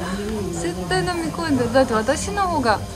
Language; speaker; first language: Japanese; non-native, fluent; Romanian